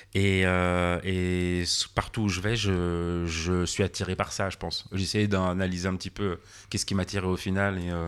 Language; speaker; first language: French; native; French